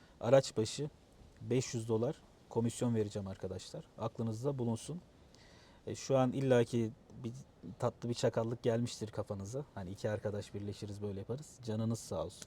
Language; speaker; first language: Turkish; native; Turkish